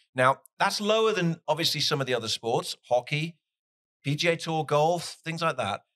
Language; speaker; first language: English; native; English